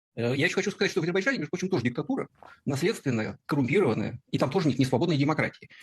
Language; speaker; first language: Russian; native; Russian